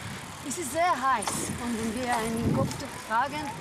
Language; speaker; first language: German; non-native, learner; Persian